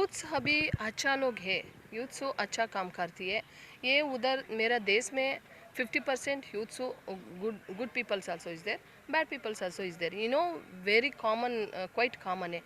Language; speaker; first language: Hindi; non-native, local second language; Kannada